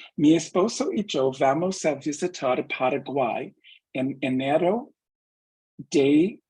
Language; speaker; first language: Spanish; non-native, learner; English